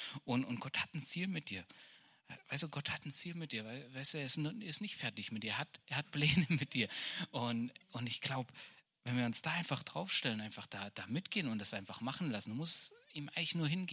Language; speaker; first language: German; native; German